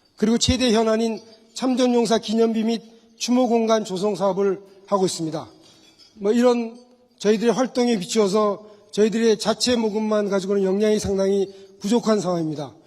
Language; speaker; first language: Korean; native; Korean